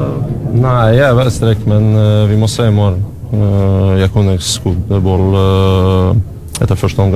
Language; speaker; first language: Norwegian; non-native, learner; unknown